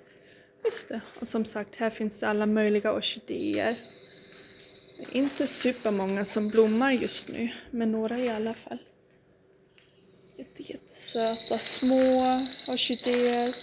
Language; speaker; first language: Swedish; non-native, fluent; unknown